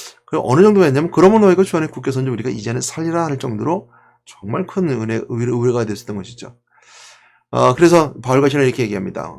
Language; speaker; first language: Korean; native; Korean